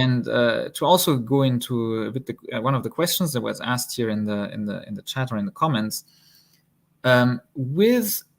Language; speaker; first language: English; non-native, fluent; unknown